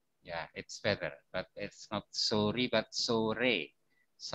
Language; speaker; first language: English; non-native, fluent; Indonesian